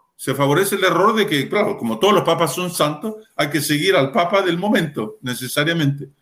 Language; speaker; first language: Spanish; native; Spanish